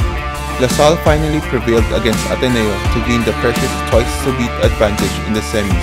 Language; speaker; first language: English; non-native, local second language; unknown